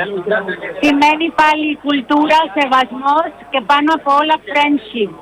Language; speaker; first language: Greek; non-native, learner; Spanish